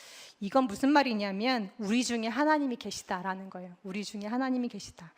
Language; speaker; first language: Korean; native; Korean